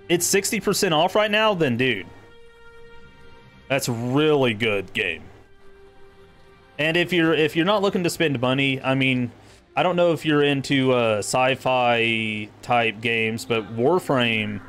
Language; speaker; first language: English; native; English